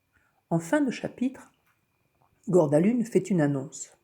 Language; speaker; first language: French; native; French